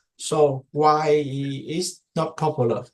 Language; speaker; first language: English; non-native, learner; Indonesian